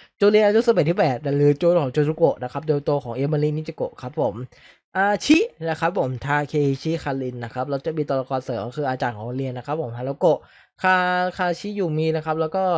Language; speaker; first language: Thai; native; Thai